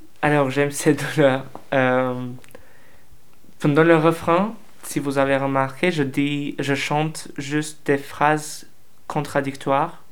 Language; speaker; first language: French; non-native, fluent; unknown